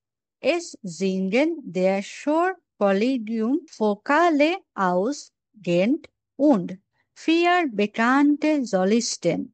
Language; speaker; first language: German; non-native, fluent; Bangla